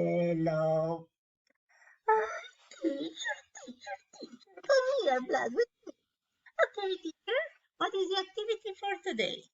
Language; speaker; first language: English; non-native, learner; Spanish